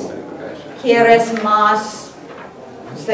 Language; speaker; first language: Spanish; non-native, fluent; English